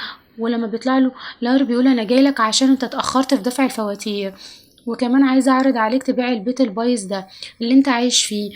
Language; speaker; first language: Arabic; native; Arabic